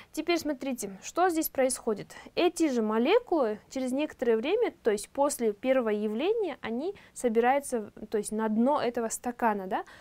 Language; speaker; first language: Russian; non-native, local second language; Kazakh